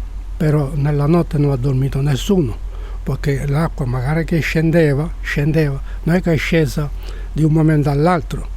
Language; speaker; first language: Italian; non-native, fluent; Spanish